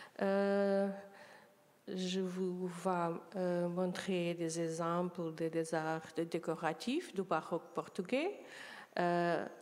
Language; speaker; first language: French; non-native, learner; Portuguese